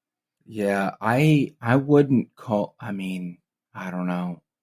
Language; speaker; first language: English; native; English